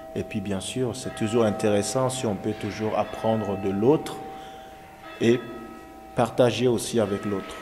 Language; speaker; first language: French; non-native, local second language; Dyula